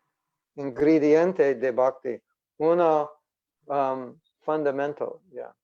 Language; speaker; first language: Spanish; non-native, learner; English